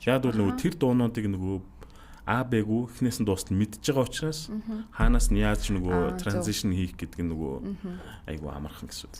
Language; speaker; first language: Mongolian; native; Mongolian